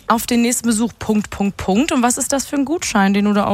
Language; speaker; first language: German; native; German